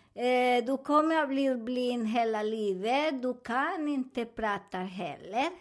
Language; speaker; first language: Swedish; non-native, learner; Spanish